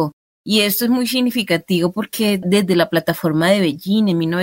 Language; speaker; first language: Spanish; native; Spanish